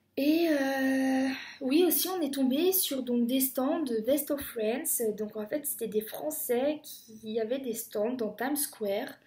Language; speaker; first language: French; native; French